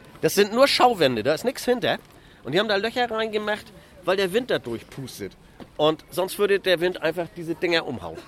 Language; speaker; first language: German; native; German